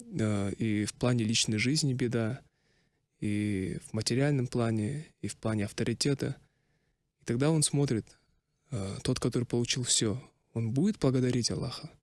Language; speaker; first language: Russian; non-native, local second language; Kazakh